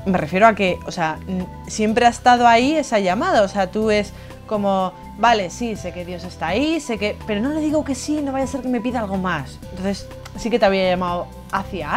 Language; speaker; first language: Spanish; native; Spanish